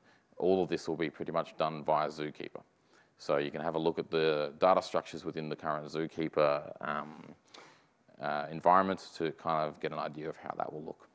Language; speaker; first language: English; native; English